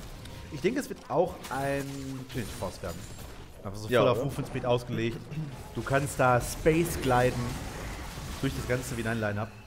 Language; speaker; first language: German; native; German